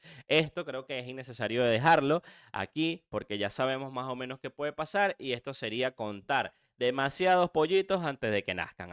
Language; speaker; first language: Spanish; native; Spanish